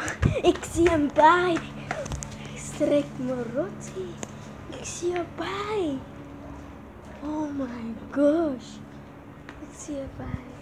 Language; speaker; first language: Dutch; non-native, learner; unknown